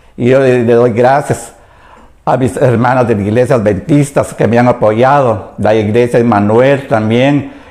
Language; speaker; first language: Spanish; native; Spanish